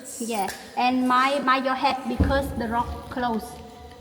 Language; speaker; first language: English; non-native, learner; Vietnamese